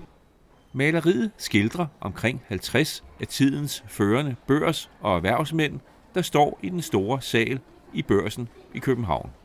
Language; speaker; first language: Danish; native; Danish